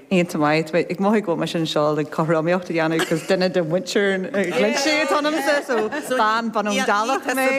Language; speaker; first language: Irish; non-native, local second language; English